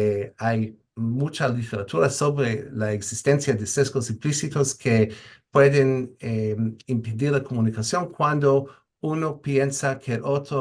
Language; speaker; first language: Spanish; non-native, fluent; English